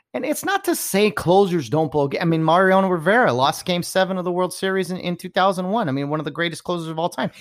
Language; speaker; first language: English; early bilingual, other home language; Dutch